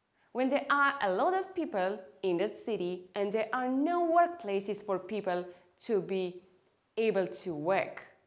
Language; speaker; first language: English; non-native, fluent; Armenian